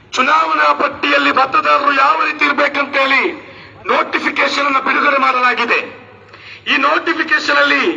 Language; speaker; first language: Kannada; native; Kannada